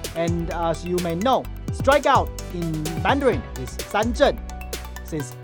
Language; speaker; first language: English; non-native, fluent; Chinese